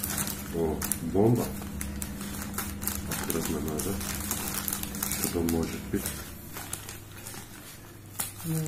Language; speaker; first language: Russian; non-native, learner; Turkish